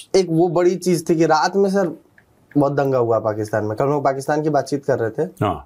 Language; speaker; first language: Hindi; native; Hindi